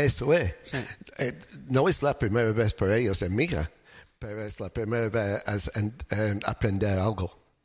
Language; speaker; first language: Spanish; non-native, fluent; English